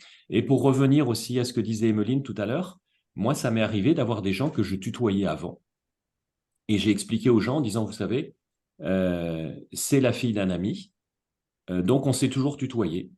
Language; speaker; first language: French; native; French